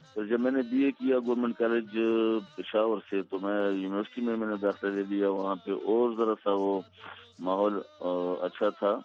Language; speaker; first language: Urdu; non-native, local second language; Pashto